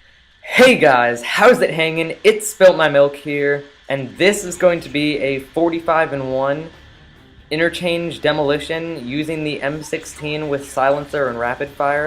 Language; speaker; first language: English; native; English